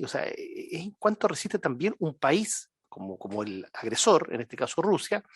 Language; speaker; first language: Spanish; native; Spanish